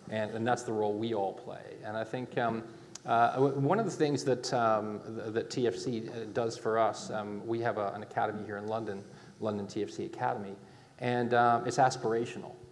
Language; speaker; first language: English; native; English